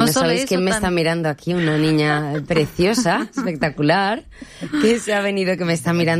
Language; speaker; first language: Spanish; native; Spanish